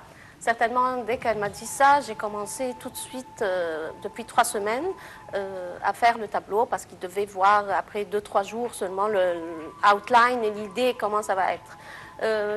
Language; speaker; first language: French; non-native, fluent; Arabic